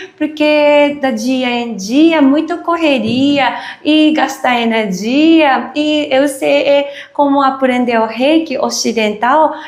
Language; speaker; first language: Portuguese; non-native, learner; Japanese